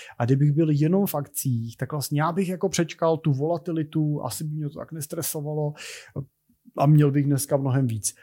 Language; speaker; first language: Czech; native; Czech